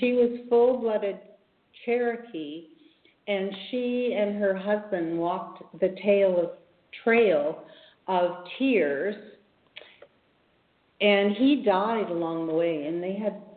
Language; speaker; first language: English; native; English